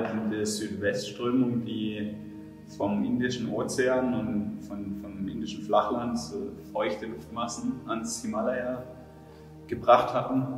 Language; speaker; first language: German; native; German